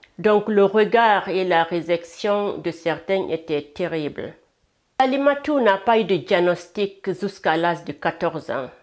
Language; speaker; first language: French; non-native, local second language; Fula